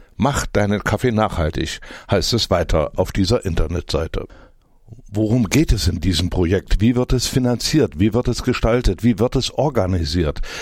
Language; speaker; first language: German; native; German